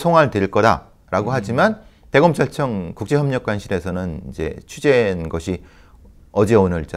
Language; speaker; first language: Korean; native; Korean